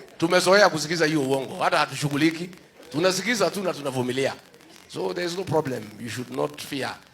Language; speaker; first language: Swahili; non-native, local second language; Kikuyu